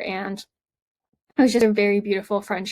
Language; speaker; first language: English; native; English